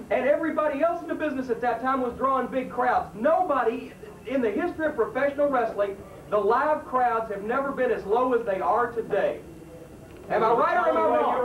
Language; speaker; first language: English; native; English